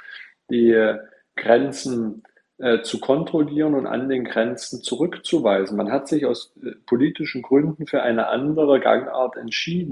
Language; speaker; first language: German; native; German